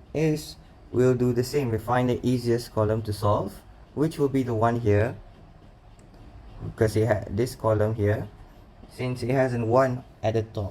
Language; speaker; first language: English; non-native, local second language; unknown